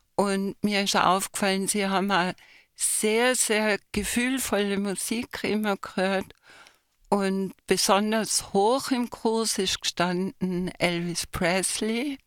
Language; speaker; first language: German; non-native, fluent; Polish